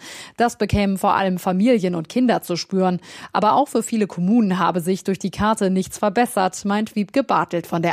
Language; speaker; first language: German; native; German